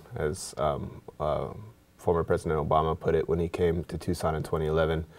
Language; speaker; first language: English; native; English